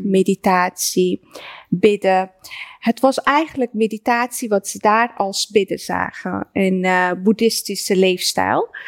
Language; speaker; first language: Dutch; early bilingual, other home language; Persian